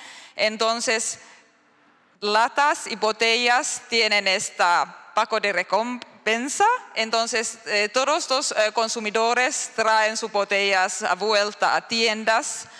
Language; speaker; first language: Spanish; non-native, learner; Finnish